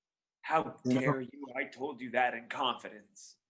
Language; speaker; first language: English; native; English